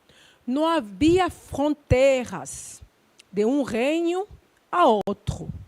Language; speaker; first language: Portuguese; non-native, learner; Luba-Lulua